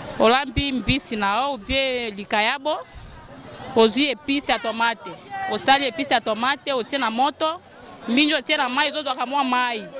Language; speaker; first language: Lingala; native; Lingala